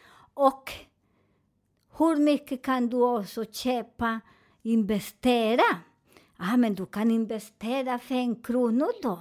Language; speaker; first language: Swedish; non-native, learner; Spanish